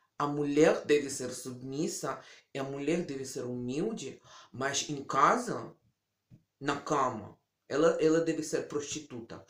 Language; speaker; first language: Portuguese; early bilingual, heritage; Portuguese